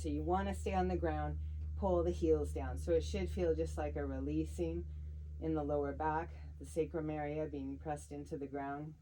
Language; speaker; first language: English; native; English